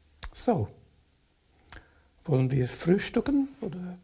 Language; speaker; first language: German; non-native, fluent; English